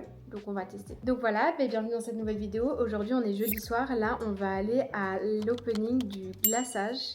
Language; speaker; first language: French; native; French